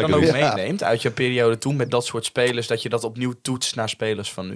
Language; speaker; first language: Dutch; native; Dutch